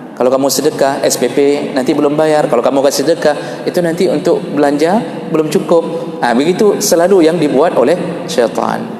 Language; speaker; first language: Malay; non-native, local second language; Achinese